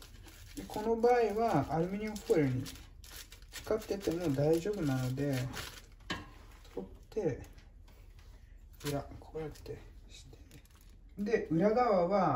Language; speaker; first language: Japanese; non-native, fluent; English